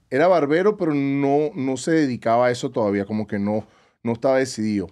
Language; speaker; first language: Spanish; native; Spanish